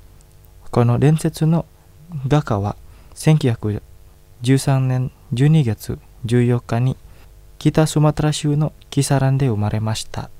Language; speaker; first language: Japanese; non-native, fluent; Indonesian